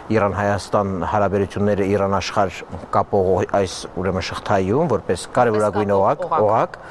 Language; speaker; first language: Armenian; native; Armenian